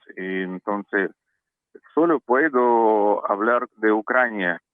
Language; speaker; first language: Spanish; non-native, learner; Russian